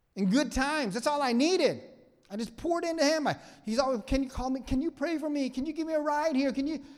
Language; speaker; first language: English; non-native, fluent; Vietnamese